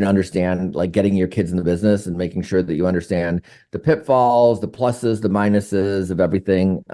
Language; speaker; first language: English; native; English